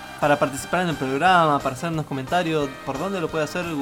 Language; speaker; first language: Spanish; native; Spanish